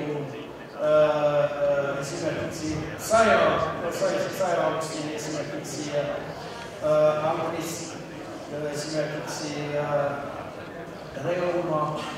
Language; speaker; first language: Finnish; non-native, fluent; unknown